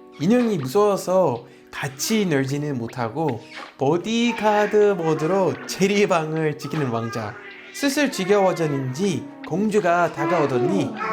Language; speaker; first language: Korean; native; Korean